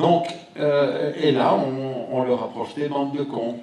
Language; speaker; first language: French; native; French